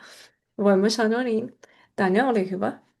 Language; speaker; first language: Finnish; non-native, fluent; Russian